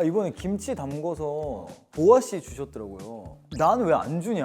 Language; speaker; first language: Korean; native; Korean